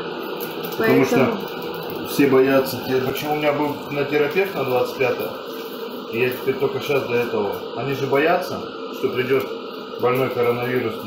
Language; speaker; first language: Russian; native; Russian